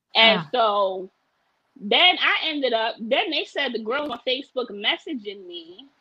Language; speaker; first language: English; native; English